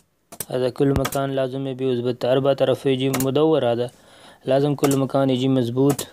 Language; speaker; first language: Arabic; non-native, learner; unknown